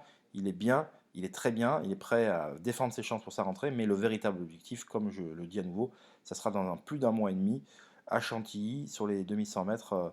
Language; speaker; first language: French; native; French